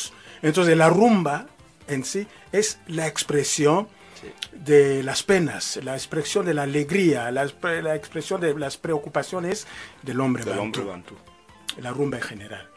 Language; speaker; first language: Spanish; non-native, fluent; Lingala